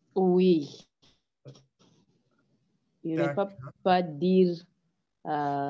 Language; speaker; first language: French; non-native, learner; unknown